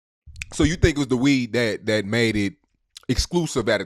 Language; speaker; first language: English; native; English